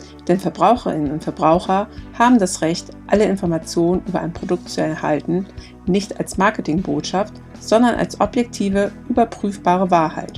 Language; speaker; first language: German; native; German